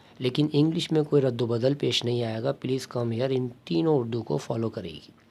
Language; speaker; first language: Urdu; native; Urdu